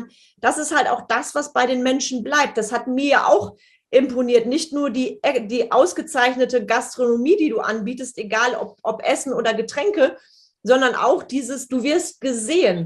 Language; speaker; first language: German; native; German